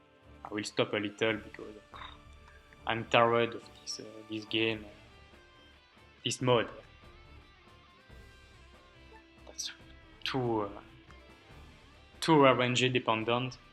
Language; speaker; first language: English; non-native, learner; French